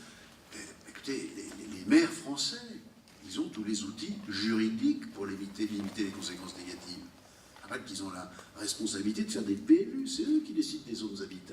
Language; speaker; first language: French; native; French